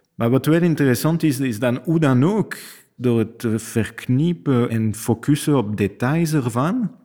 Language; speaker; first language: Dutch; non-native, fluent; French